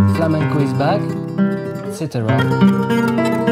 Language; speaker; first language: English; non-native, fluent; French